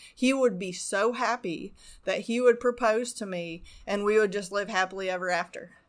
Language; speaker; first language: English; native; English